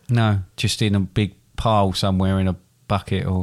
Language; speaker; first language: English; native; English